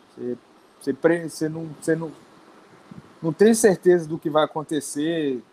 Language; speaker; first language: Portuguese; native; Portuguese